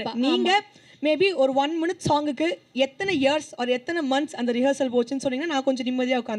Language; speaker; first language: Tamil; native; Tamil